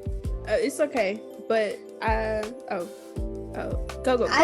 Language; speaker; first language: English; native; English